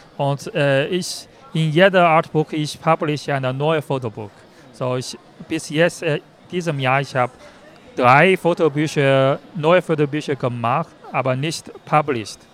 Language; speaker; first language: German; non-native, learner; Chinese